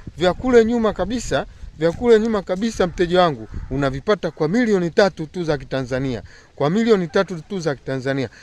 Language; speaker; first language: Swahili; native; Swahili